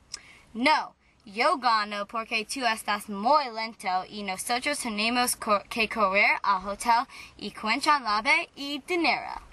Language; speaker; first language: Spanish; non-native, learner; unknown